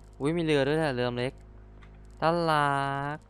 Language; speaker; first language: Thai; native; Thai